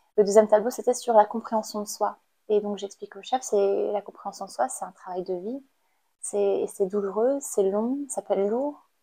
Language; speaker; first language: French; non-native, fluent; Khmer